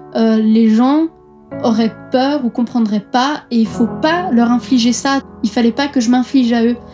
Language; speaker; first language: French; native; French